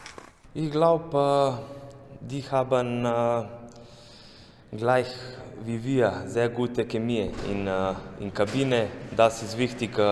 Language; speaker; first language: German; non-native, learner; Slovenian